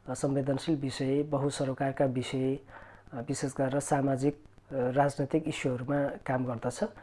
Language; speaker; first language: Nepali; native; Nepali